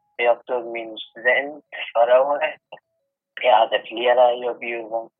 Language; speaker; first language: Swedish; non-native, fluent; Persian